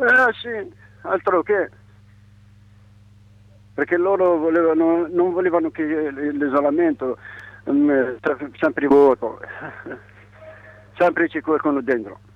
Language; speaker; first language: Italian; non-native, learner; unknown